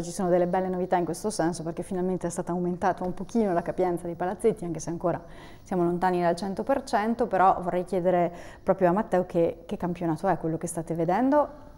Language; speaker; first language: Italian; native; Italian